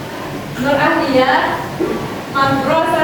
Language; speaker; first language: Arabic; non-native, learner; Indonesian